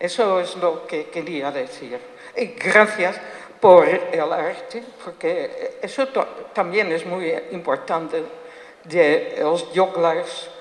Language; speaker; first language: Spanish; non-native, fluent; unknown